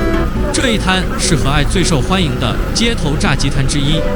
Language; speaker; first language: Chinese; native; Chinese